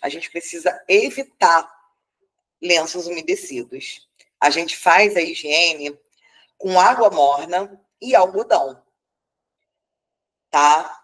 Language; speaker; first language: Portuguese; native; Portuguese